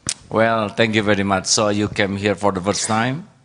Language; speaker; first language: English; non-native, learner; Indonesian